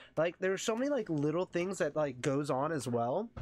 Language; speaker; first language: English; native; English